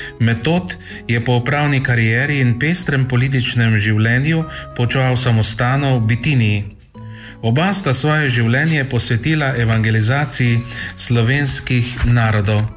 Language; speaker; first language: Slovenian; native; Slovenian